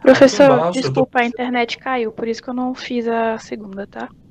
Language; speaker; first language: Portuguese; native; Portuguese